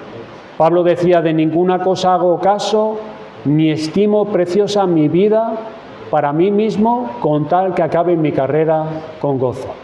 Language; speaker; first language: Spanish; native; Spanish